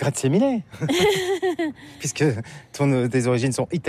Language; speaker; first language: French; native; French